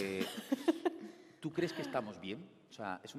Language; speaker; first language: Spanish; native; Spanish